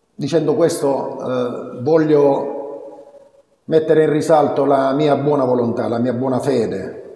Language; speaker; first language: Italian; native; Italian